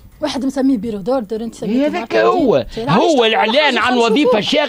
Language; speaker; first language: Arabic; native; Arabic